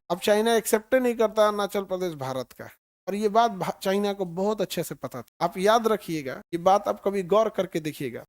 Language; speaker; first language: Hindi; native; Hindi